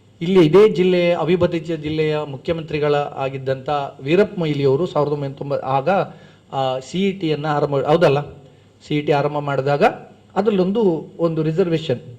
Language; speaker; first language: Kannada; non-native, local second language; Badaga